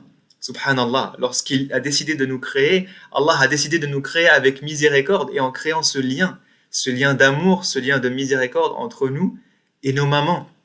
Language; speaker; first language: French; native; French